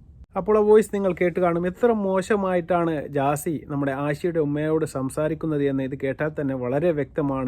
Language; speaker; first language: Malayalam; native; Malayalam